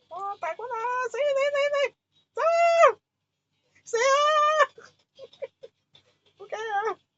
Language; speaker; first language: Chinese; native; Chinese